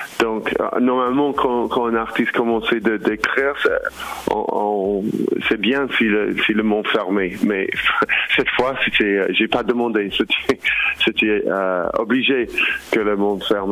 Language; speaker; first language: French; non-native, learner; English